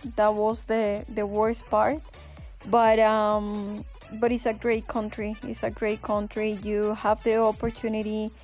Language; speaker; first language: English; non-native, fluent; Spanish